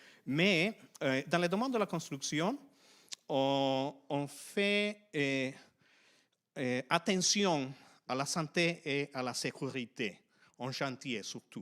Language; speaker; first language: French; non-native, fluent; Spanish